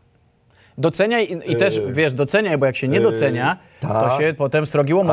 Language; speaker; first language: Polish; native; Polish